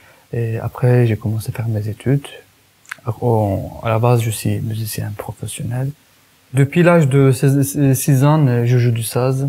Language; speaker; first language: French; non-native, fluent; Kurdish